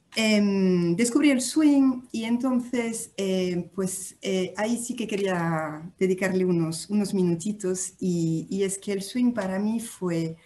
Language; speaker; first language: Spanish; non-native, fluent; French